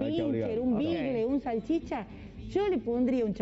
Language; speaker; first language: Spanish; native; Spanish